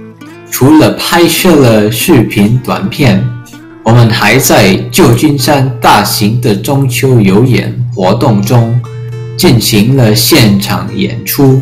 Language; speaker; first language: Chinese; early bilingual, heritage; English